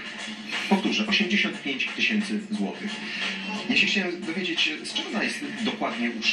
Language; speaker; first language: Polish; native; Polish